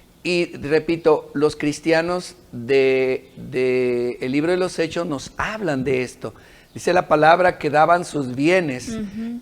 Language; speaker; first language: Spanish; native; Spanish